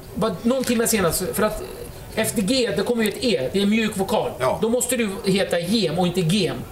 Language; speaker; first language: Swedish; early bilingual, other home language; Kurdish